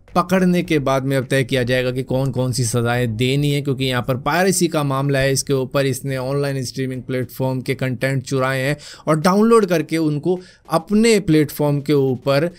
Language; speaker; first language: Hindi; native; Hindi